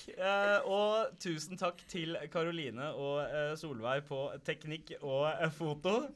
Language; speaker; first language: Norwegian; early bilingual, other home language; Punjabi